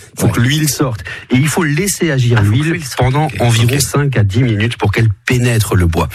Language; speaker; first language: French; native; French